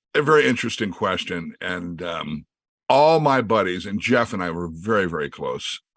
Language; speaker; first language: English; native; English